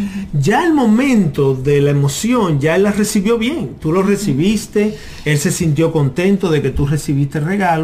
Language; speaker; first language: Spanish; native; Spanish